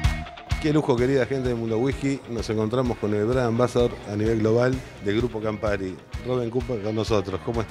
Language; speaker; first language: Spanish; native; Spanish